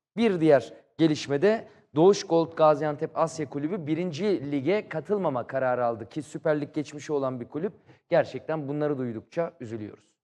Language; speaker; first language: Turkish; native; Turkish